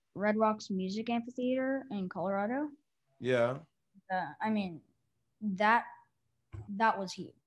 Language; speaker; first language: English; native; English